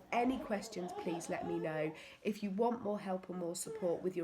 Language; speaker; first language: English; native; English